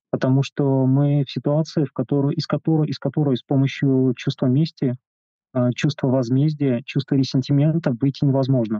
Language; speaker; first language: Russian; native; Russian